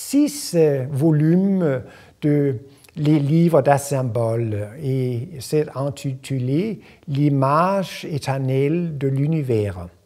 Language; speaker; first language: French; non-native, fluent; Danish